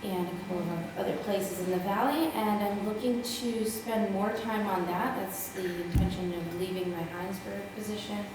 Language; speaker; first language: English; native; English